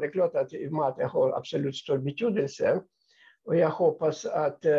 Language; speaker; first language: Swedish; non-native, fluent; Russian